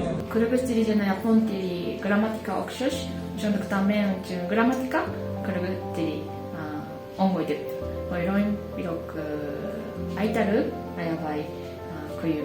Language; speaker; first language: Kyrgyz; non-native, learner; Japanese